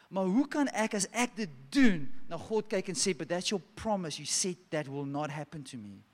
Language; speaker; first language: English; non-native, local second language; Afrikaans